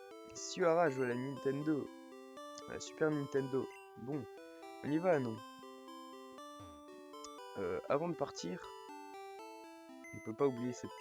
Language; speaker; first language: French; native; French